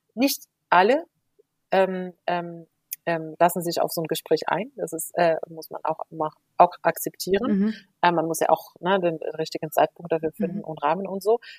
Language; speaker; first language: German; non-native, fluent; Arabic